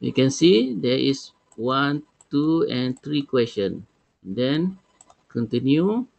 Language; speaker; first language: English; non-native, local second language; Malay